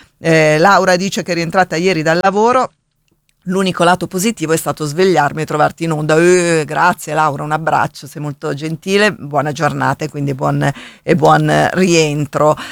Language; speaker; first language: Italian; native; Italian